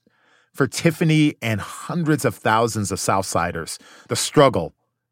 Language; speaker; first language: English; native; English